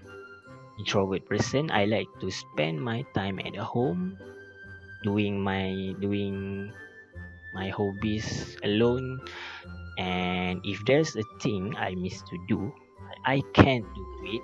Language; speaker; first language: English; non-native, local second language; Malay